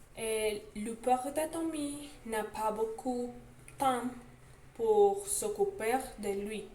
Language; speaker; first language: French; non-native, learner; Spanish